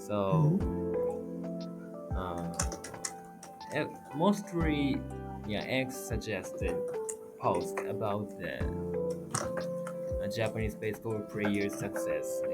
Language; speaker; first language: English; non-native, learner; Japanese